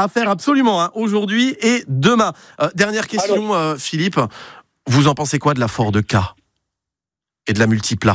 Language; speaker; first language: French; native; French